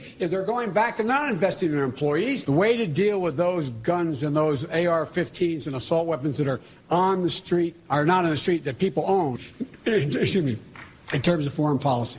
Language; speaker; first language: English; native; English